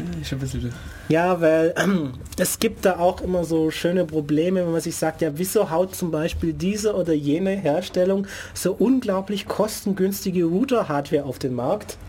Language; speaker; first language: German; native; German